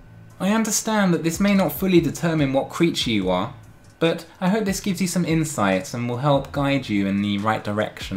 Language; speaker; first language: English; native; English